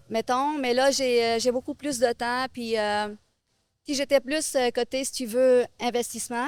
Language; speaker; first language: French; non-native, local second language; Arabic